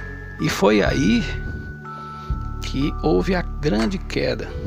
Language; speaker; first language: Portuguese; native; Portuguese